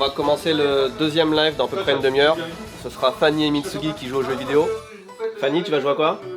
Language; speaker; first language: French; native; French